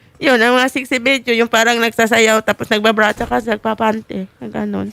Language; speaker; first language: Filipino; non-native, local second language; Cebuano